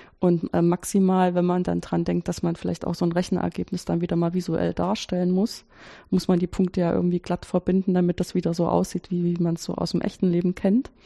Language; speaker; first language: German; native; German